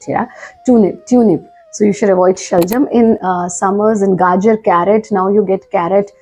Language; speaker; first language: English; non-native, local second language; Hindi